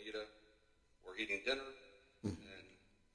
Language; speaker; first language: English; native; English